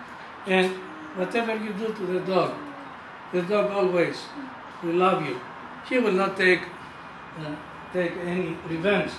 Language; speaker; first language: English; non-native, fluent; Greek